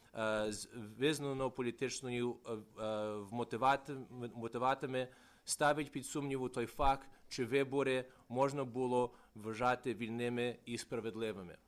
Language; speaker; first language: Ukrainian; early bilingual, heritage; Ukrainian